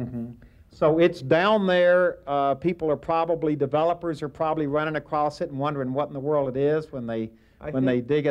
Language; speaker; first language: English; native; English